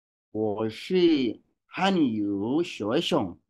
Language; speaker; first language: Chinese; non-native, learner; Swahili